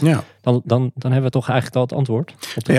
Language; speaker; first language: Dutch; native; Dutch